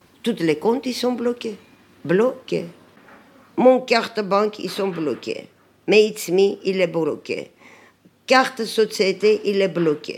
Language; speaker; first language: French; non-native, learner; Armenian